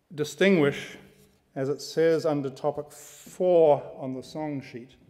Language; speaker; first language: English; native; English